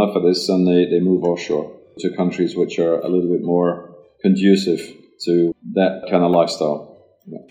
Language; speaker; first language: English; native; English